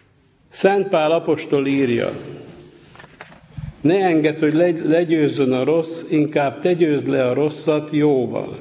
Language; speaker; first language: Hungarian; native; Hungarian